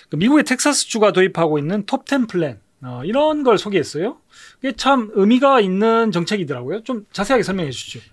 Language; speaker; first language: Korean; native; Korean